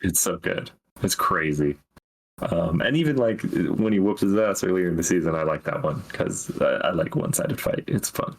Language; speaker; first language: English; native; English